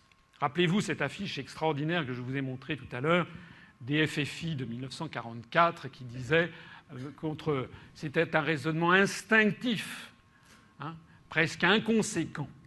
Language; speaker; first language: French; native; French